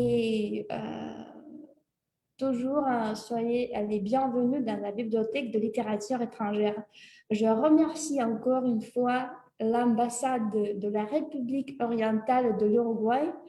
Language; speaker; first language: French; non-native, fluent; Russian